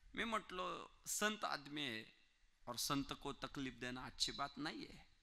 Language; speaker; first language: Hindi; non-native, local second language; Marathi